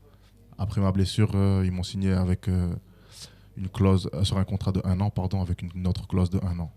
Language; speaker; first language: French; native; French